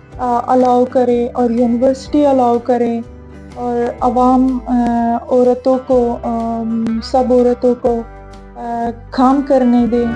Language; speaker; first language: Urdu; non-native, fluent; Persian